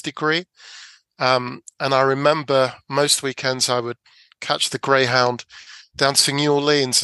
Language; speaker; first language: English; native; English